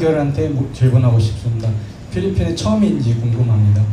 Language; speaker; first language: Korean; non-native, learner; Filipino